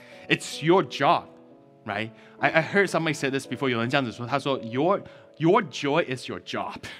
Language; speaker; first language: English; early bilingual, other home language; Chinese